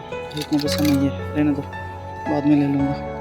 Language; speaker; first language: Hindi; non-native, local second language; Assamese